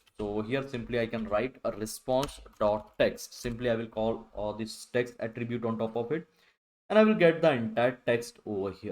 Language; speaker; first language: English; non-native, local second language; Hindi